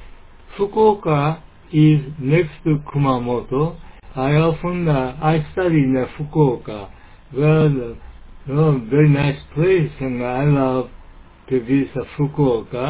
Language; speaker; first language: English; non-native, learner; Japanese